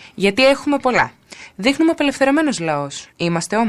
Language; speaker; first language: Greek; native; Greek